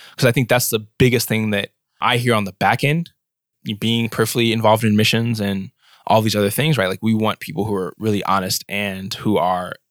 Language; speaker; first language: English; native; English